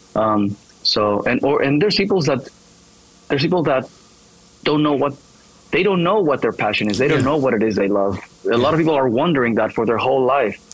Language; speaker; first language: English; non-native, fluent; Greek